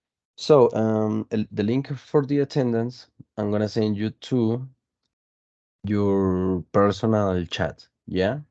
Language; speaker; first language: English; non-native, fluent; Spanish